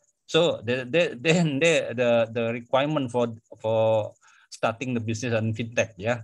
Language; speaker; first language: English; non-native, fluent; Indonesian